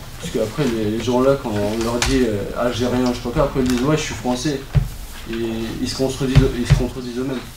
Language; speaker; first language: French; early bilingual, other home language; Turkish